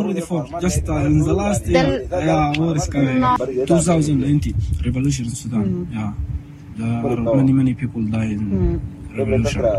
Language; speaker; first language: English; non-native, learner; Arabic